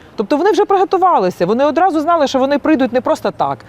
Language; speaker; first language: Ukrainian; native; Ukrainian